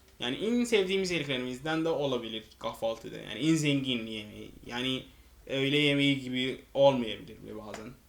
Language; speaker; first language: Turkish; non-native, fluent; Arabic